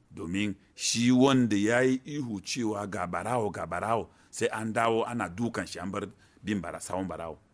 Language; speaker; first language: Hausa; native; Hausa